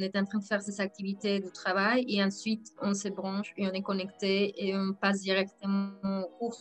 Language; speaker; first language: French; non-native, fluent; Spanish